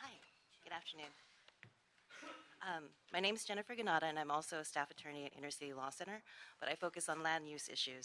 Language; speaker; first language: English; native; English